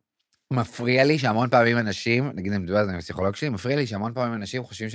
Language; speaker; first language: Hebrew; native; Hebrew